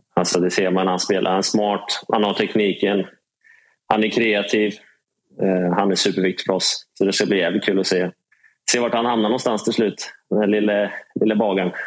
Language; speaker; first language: Swedish; native; Swedish